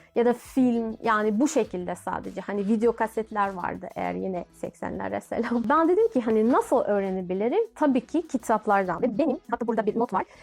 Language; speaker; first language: Turkish; non-native, fluent; Russian